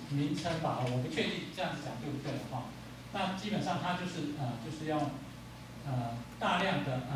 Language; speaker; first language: Chinese; native; Chinese